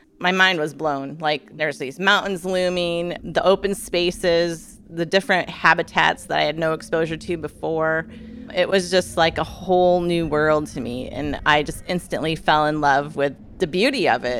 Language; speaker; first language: English; native; English